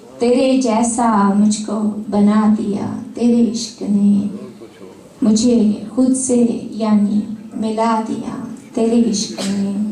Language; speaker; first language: Urdu; native; Urdu